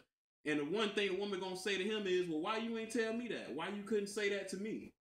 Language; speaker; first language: English; native; English